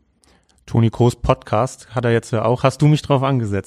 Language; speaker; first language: German; native; German